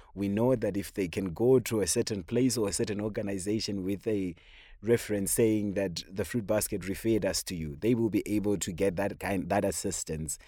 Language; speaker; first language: English; non-native, local second language; Shona